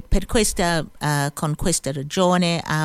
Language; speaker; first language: Italian; early bilingual, heritage; Italian